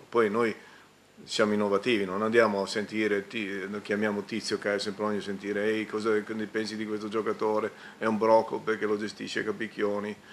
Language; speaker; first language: Italian; native; Italian